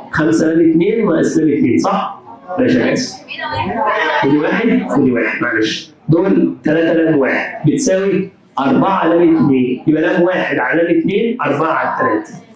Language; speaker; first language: Arabic; native; Arabic